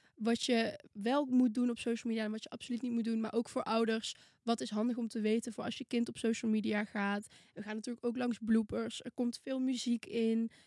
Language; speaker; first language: Dutch; native; Dutch